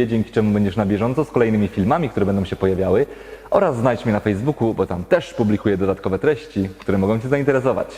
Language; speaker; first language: Polish; native; Polish